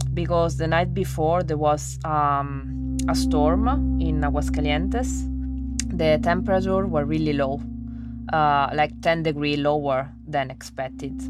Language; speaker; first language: English; non-native, fluent; Italian